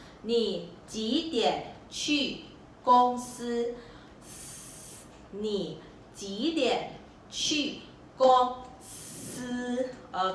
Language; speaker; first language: Chinese; non-native, local second language; Malay